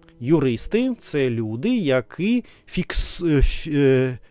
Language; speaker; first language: Ukrainian; non-native, learner; Russian